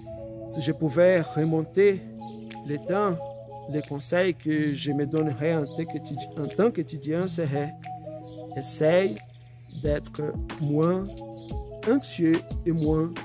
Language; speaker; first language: French; non-native, fluent; Portuguese